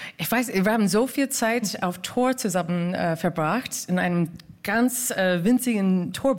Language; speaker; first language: German; non-native, learner; English